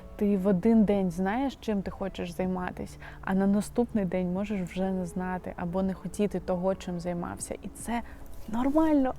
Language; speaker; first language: Ukrainian; non-native, local second language; Russian